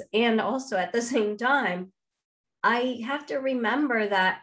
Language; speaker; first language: English; non-native, fluent; Spanish